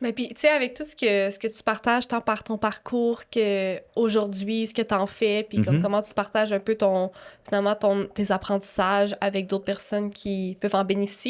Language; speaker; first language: French; native; French